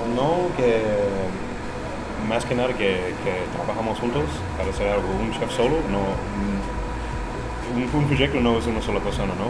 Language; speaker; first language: Spanish; non-native, fluent; English